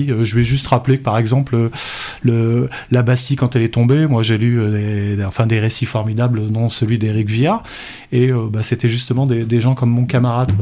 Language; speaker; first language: French; native; French